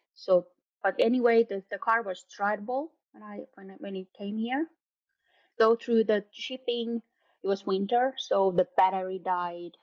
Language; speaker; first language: English; non-native, fluent; Finnish